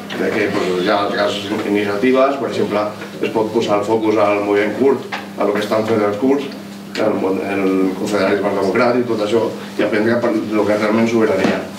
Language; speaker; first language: Catalan; non-native, local second language; Spanish